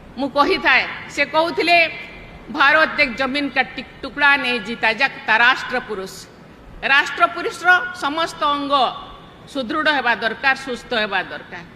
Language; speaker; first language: Odia; non-native, local second language; Santali